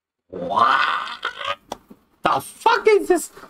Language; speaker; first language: English; non-native, local second language; Kannada